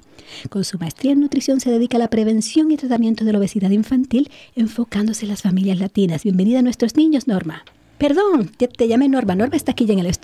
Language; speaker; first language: Spanish; native; Spanish